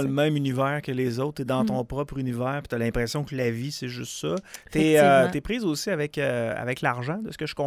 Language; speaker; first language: French; native; French